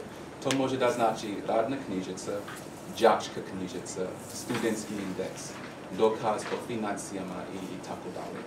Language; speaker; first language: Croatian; non-native, learner; English